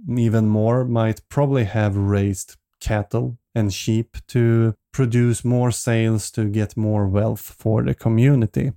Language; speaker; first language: English; non-native, fluent; Swedish